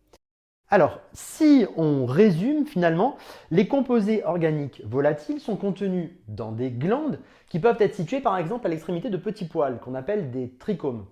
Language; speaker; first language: French; native; French